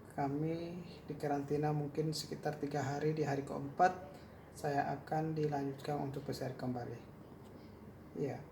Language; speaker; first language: Indonesian; non-native, local second language; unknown